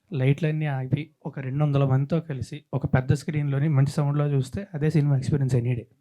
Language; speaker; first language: Telugu; native; Telugu